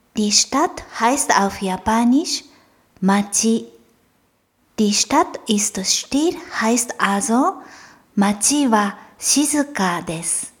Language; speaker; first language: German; non-native, fluent; Japanese